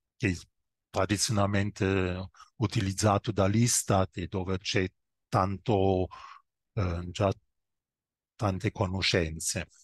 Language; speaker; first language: Italian; non-native, fluent; German